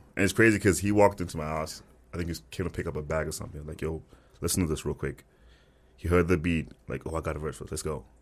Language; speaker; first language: English; non-native, local second language; Tswana